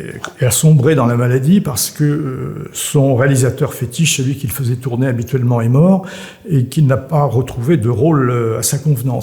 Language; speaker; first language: French; native; French